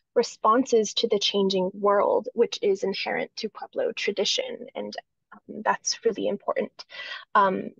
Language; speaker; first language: English; native; English